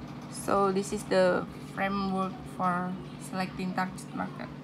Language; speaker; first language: English; non-native, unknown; Indonesian